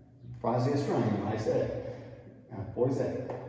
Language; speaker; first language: Portuguese; non-native, fluent; English